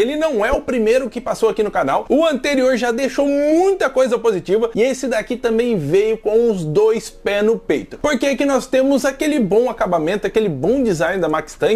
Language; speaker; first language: Portuguese; native; Portuguese